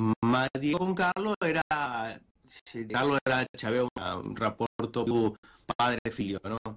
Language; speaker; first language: Italian; non-native, fluent; Spanish